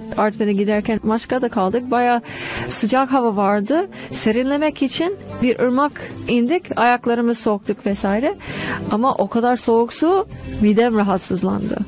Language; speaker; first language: Turkish; non-native, fluent; English